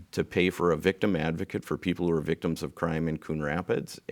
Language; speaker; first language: English; native; English